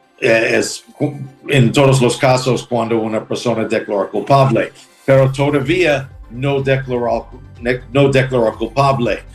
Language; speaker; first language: Spanish; non-native, learner; English